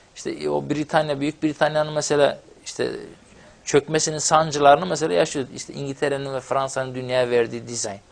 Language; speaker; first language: Turkish; non-native, local second language; Kurdish